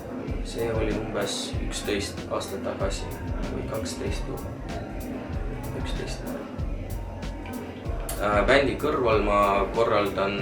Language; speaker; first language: Estonian; non-native, local second language; Russian